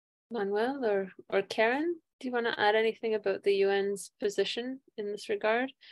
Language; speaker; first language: English; native; English